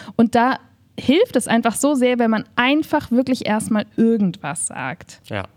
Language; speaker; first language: German; native; German